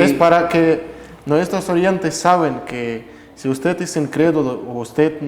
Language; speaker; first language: Spanish; non-native, fluent; Russian